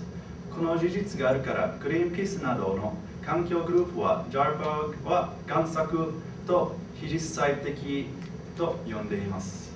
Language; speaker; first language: Japanese; non-native, fluent; English